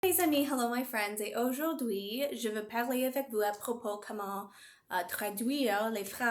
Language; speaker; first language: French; non-native, learner; English